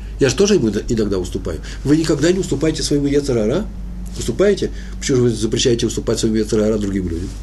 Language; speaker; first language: Russian; native; Russian